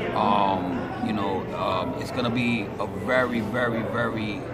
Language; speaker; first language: English; native; English